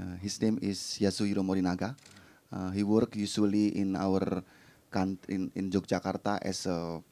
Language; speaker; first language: English; non-native, fluent; Indonesian